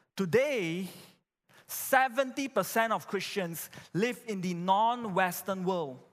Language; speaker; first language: English; non-native, local second language; Chinese